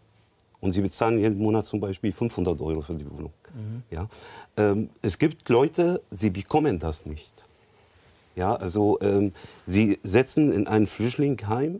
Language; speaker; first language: German; non-native, learner; Arabic